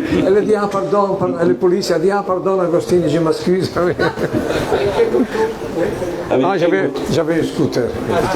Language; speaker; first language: French; non-native, fluent; Italian